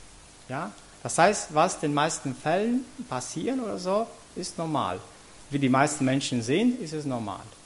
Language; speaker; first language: German; non-native, fluent; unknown